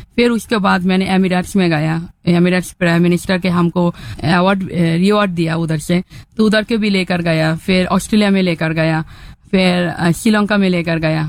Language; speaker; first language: Hindi; non-native, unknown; Bangla